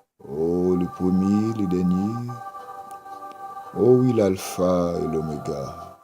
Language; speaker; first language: French; non-native, local second language; Haitian Creole